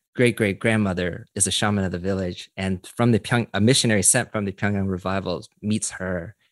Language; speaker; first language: English; early bilingual, other home language; Korean